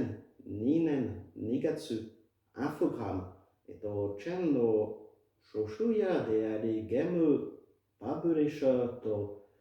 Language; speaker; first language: Japanese; non-native, fluent; French